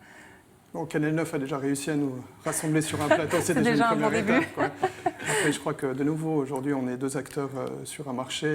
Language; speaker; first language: French; native; French